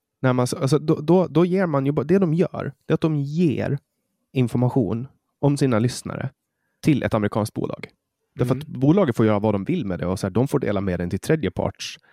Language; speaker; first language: Swedish; native; Swedish